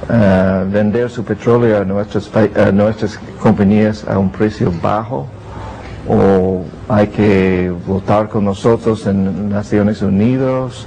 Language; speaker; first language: Spanish; non-native, fluent; English